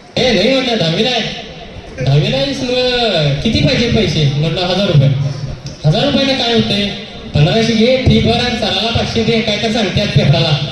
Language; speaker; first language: Marathi; non-native, local second language; Kannada